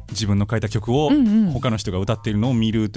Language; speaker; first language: Japanese; native; Japanese